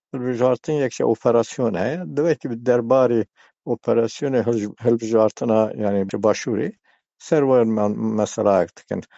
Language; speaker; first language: Kurdish; non-native, local second language; Turkish